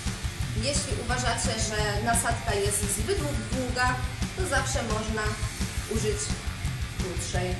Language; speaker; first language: Polish; native; Polish